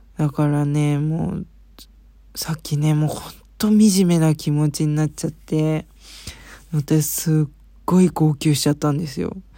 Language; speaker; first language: Japanese; early bilingual, heritage; Japanese